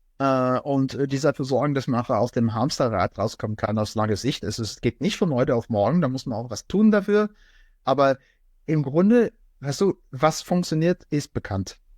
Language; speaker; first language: German; non-native, fluent; French